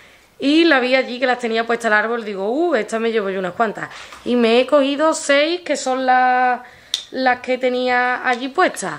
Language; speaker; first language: Spanish; native; Spanish